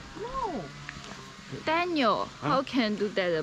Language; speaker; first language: English; non-native, learner; Chinese